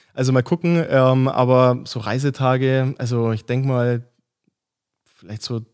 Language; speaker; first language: German; native; German